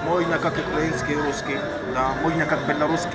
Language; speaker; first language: Russian; non-native, learner; Arabic